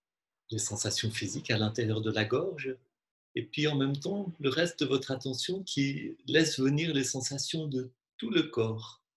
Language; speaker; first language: French; native; French